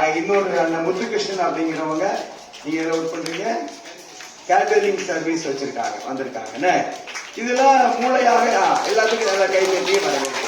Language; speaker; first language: Tamil; native; Tamil